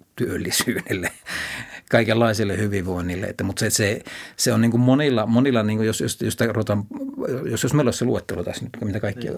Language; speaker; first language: Finnish; native; Finnish